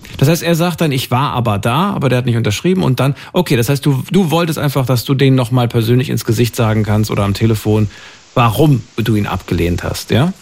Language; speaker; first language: German; native; German